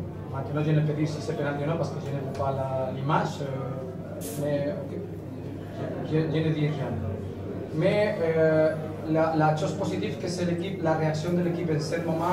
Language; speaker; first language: French; non-native, learner; Spanish